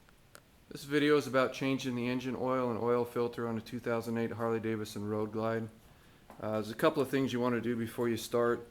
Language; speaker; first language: English; native; English